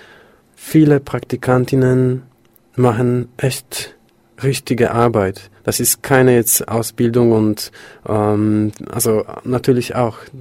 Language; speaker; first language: German; non-native, fluent; Polish